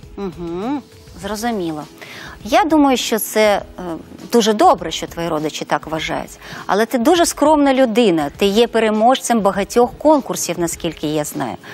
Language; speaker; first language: Ukrainian; native; Ukrainian